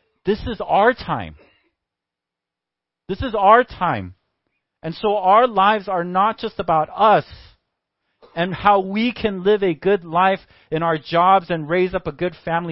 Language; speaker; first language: English; native; English